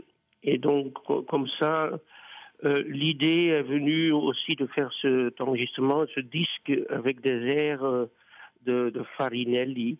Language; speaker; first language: French; non-native, fluent; Dutch